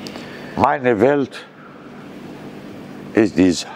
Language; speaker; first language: German; non-native, learner; Romanian